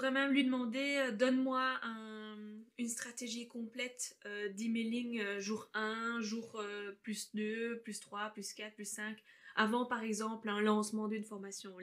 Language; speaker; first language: French; native; French